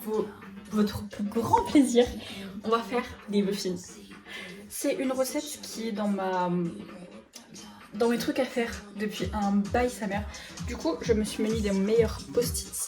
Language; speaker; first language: French; native; French